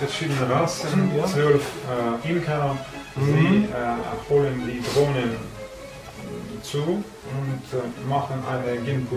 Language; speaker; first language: German; non-native, learner; Russian